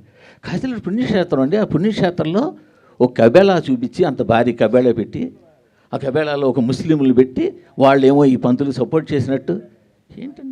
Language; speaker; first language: Telugu; native; Telugu